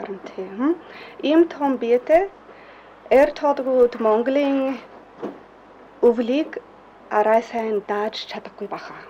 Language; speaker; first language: Mongolian; non-native, fluent; English